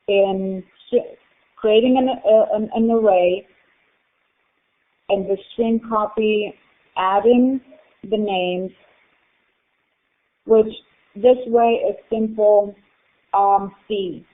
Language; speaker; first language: English; non-native, fluent; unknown